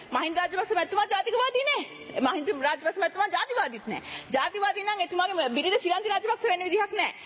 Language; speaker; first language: Sinhala; native; Sinhala